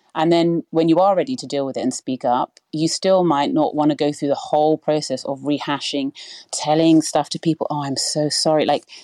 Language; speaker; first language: English; native; English